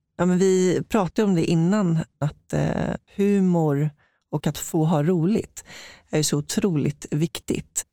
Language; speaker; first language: Swedish; native; Swedish